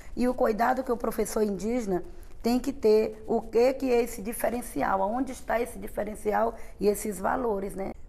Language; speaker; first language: Portuguese; non-native, local second language; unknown